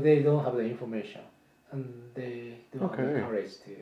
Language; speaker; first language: English; non-native, fluent; Japanese